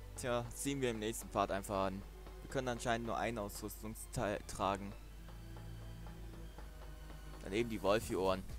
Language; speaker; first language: German; native; German